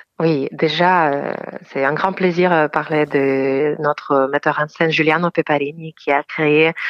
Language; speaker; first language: French; non-native, fluent; Ukrainian